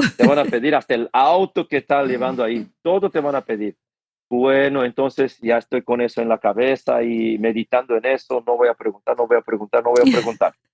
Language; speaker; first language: Spanish; non-native, fluent; Korean